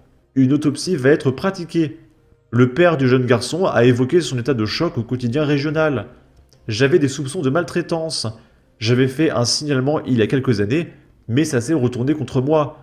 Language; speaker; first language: French; native; French